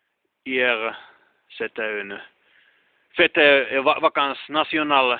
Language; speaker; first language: French; non-native, learner; Finnish